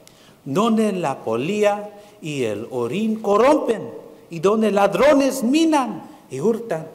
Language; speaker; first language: Spanish; early bilingual, heritage; Spanish